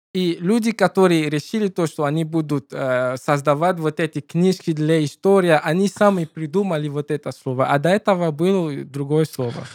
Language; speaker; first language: Russian; non-native, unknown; English